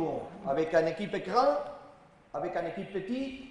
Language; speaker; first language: French; non-native, learner; Spanish